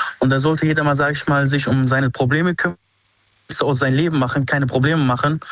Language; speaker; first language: German; early bilingual, other home language; Arabic